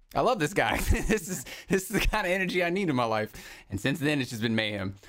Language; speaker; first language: English; native; English